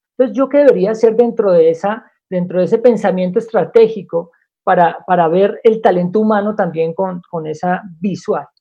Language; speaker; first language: Spanish; native; Spanish